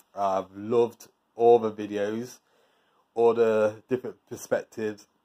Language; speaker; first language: English; native; English